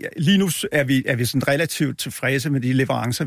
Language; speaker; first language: Danish; native; Danish